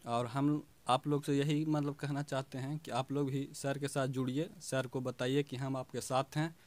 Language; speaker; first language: Hindi; native; Hindi